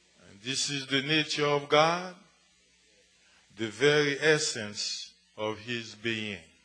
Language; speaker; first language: English; non-native, fluent; Haitian Creole